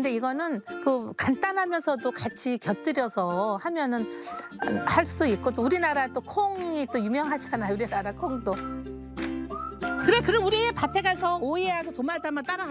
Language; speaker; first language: Korean; native; Korean